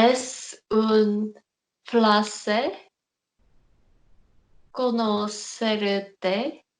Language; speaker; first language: Spanish; non-native, learner; Korean